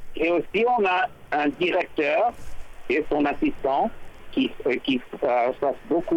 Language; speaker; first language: French; non-native, learner; English